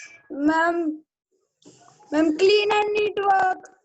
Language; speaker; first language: English; non-native, learner; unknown